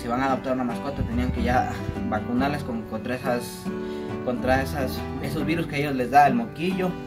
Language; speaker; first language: Spanish; native; Spanish